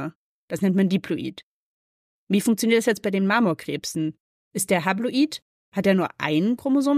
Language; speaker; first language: German; native; German